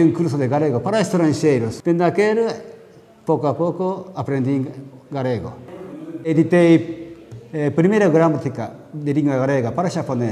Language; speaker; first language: Galician; non-native, learner; Japanese